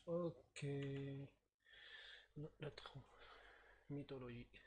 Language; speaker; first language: French; non-native, learner; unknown